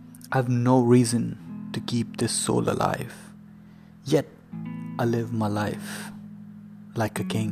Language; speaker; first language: English; non-native, local second language; Hindi